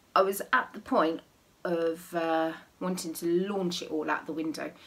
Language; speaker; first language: English; native; English